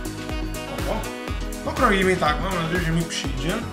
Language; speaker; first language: Polish; non-native, learner; Italian